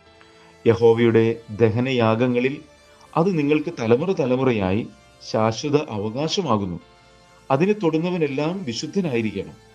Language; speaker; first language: Malayalam; native; Malayalam